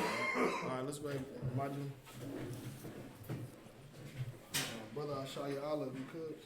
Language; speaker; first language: English; native; English